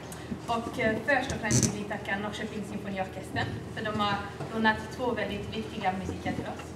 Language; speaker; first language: Swedish; non-native, fluent; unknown